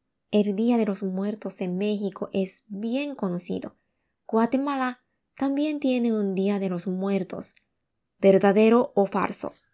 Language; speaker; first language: Spanish; non-native, fluent; Japanese